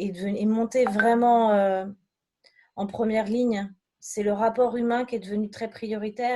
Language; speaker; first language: French; native; French